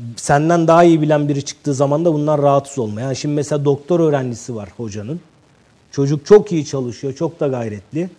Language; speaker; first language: Turkish; native; Turkish